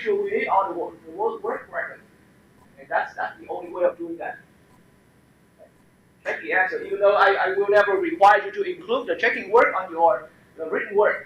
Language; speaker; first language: English; non-native, fluent; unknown